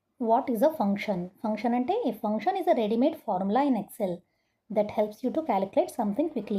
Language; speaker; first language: English; non-native, local second language; Telugu